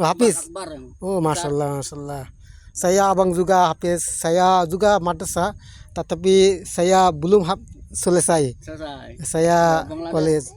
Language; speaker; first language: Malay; non-native, learner; Bangla